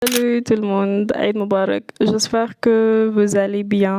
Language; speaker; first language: French; non-native, fluent; Arabic